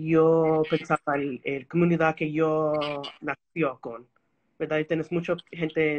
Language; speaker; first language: Spanish; early bilingual, heritage; Spanish